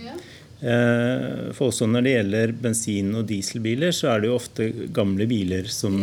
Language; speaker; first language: Norwegian; native; Norwegian